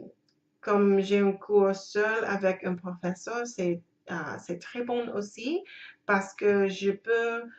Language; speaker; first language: French; non-native, learner; English